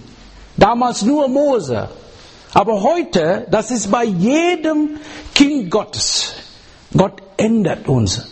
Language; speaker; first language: German; non-native, learner; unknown